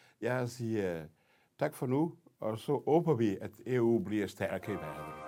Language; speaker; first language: Danish; non-native, fluent; Portuguese